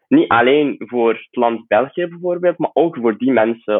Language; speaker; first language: Dutch; non-native, fluent; Arabic